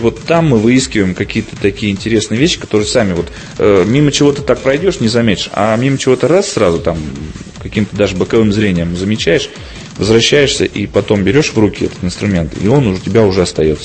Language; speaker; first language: Russian; native; Russian